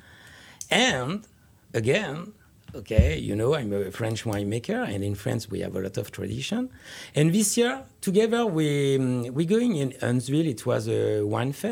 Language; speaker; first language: English; non-native, learner; French